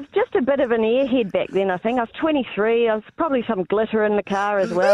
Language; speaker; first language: English; native; English